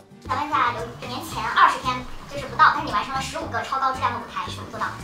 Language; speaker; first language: Chinese; native; Chinese